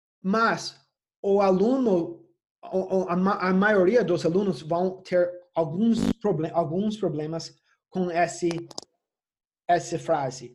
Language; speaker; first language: Portuguese; non-native, fluent; English